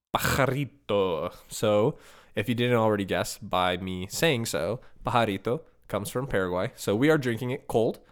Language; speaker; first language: English; native; English